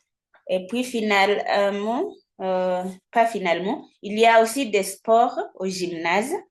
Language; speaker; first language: French; non-native, fluent; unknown